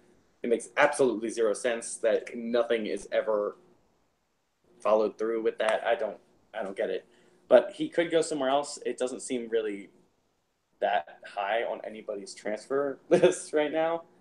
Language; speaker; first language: English; native; English